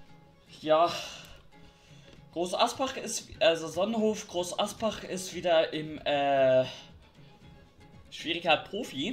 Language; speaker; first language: German; native; German